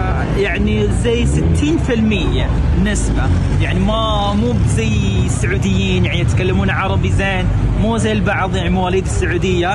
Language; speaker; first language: Arabic; non-native, fluent; Filipino